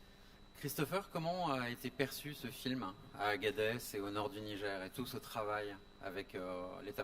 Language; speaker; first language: French; native; French